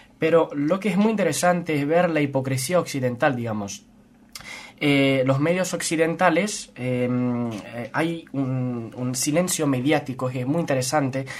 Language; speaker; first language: Spanish; non-native, fluent; French